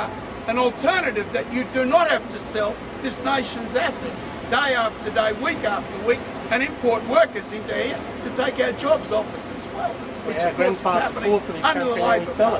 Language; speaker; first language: English; native; English